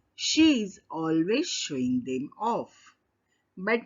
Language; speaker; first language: English; non-native, local second language; Marathi